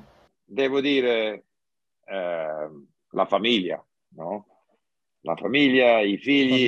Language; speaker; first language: Italian; non-native, learner; English